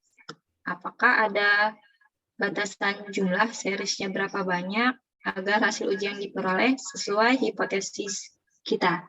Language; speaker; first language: Indonesian; native; Indonesian